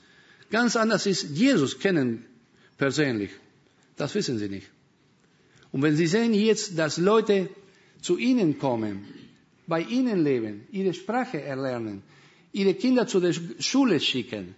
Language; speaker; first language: German; non-native, fluent; Spanish